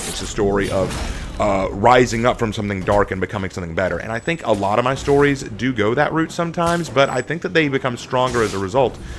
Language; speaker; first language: English; native; English